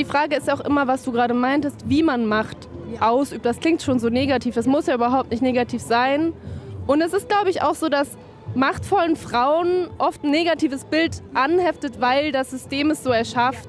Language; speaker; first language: German; native; German